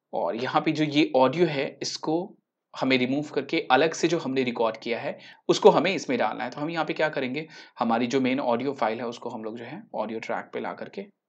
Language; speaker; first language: Hindi; native; Hindi